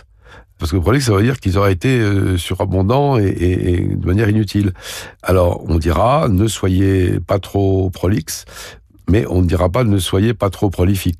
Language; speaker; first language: French; native; French